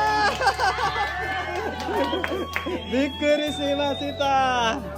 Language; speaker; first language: Japanese; non-native, learner; Nepali